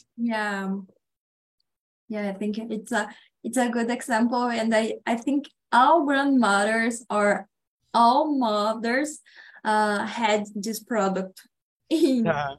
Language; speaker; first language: English; non-native, learner; Portuguese